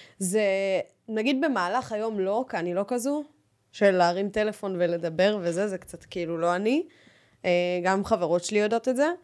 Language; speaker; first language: Hebrew; native; Hebrew